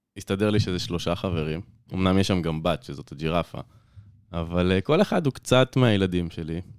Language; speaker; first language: Hebrew; native; Hebrew